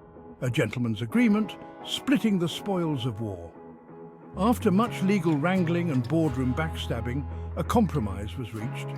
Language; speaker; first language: English; native; English